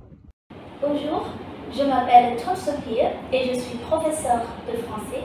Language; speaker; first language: French; non-native, local second language; Khmer